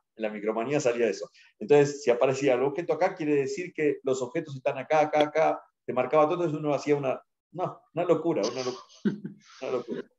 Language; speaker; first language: Spanish; native; Spanish